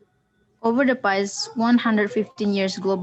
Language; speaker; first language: English; non-native, learner; Indonesian